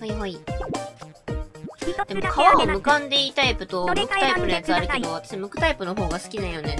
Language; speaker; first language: Japanese; native; Japanese